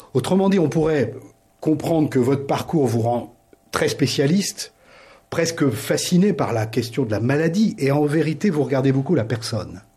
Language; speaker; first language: French; native; French